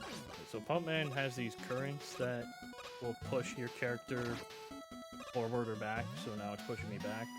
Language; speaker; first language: English; native; English